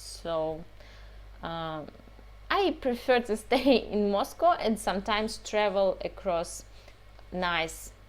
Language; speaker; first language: English; non-native, fluent; Russian